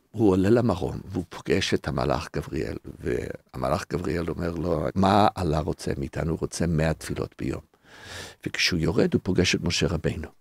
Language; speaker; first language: Hebrew; non-native, fluent; English